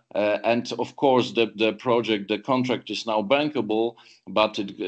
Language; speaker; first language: English; non-native, fluent; Polish